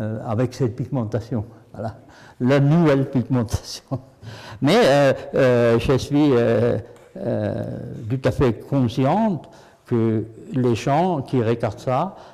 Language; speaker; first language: French; non-native, fluent; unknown